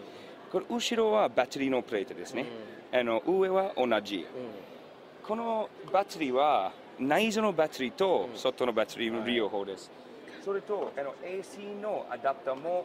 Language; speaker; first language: Japanese; non-native, learner; English